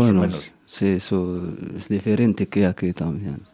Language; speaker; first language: Spanish; non-native, fluent; Berber languages